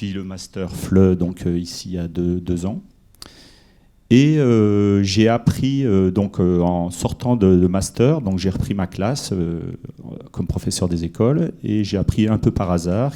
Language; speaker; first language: French; native; French